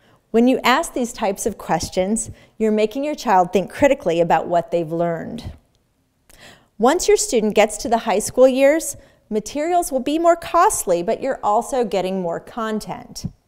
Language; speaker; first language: English; native; English